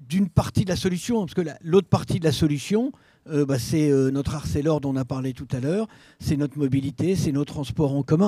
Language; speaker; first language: French; native; French